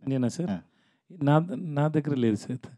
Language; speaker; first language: Telugu; non-native, learner; Tamil